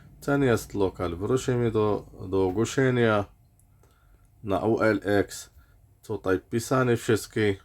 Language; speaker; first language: Polish; non-native, learner; Arabic